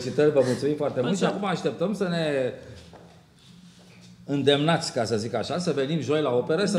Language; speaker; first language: Romanian; native; Romanian